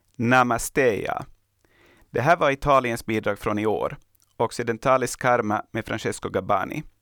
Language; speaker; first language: Swedish; native; Swedish